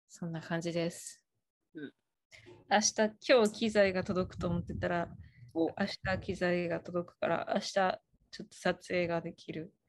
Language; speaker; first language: Japanese; native; Japanese